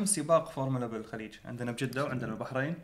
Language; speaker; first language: Arabic; native; Arabic